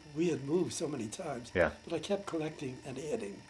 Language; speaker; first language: English; native; English